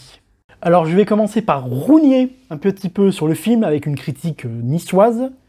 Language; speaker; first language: French; native; French